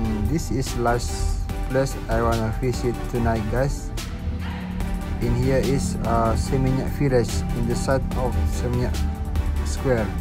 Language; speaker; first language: English; non-native, learner; Indonesian